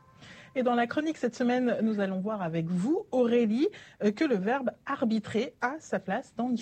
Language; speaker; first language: French; native; French